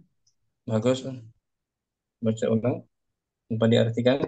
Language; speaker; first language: Indonesian; native; Indonesian